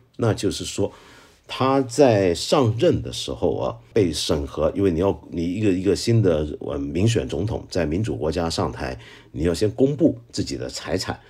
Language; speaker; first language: Chinese; non-native, local second language; Cantonese